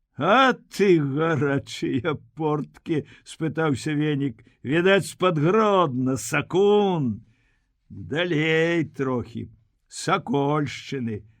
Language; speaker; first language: Belarusian; native; Belarusian